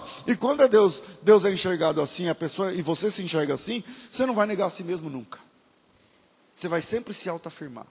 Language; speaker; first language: Portuguese; native; Portuguese